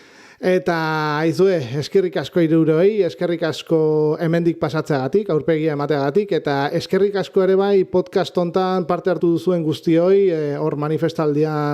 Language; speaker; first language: Basque; native; Basque